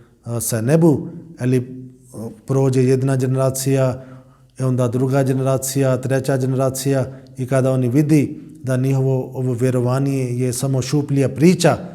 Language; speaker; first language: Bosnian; non-native, learner; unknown